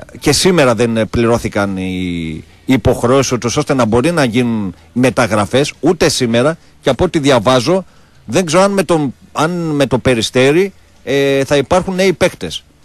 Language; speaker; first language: Greek; native; Greek